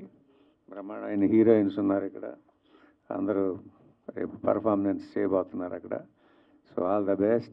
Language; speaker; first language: Telugu; native; Telugu